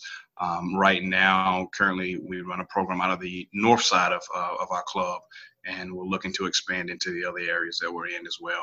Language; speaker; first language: English; native; English